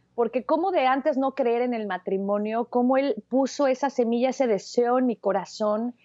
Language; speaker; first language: Spanish; native; Spanish